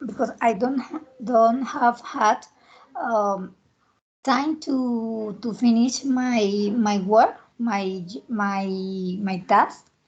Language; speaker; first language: English; non-native, learner; Spanish